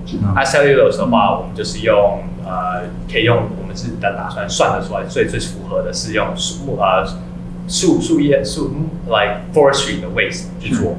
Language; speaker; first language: Chinese; native; Chinese